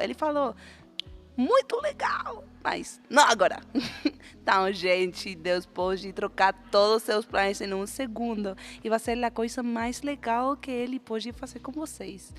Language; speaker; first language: Portuguese; non-native, fluent; Spanish